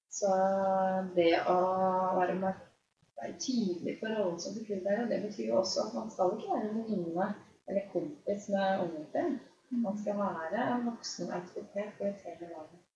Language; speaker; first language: Norwegian; native; Norwegian